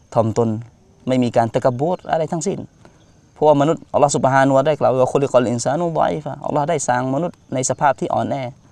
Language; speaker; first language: Thai; non-native, local second language; Malay